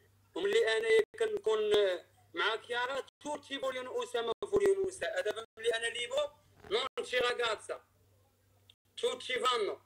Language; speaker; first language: Italian; non-native, learner; Arabic